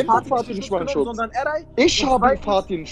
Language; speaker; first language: German; early bilingual, other home language; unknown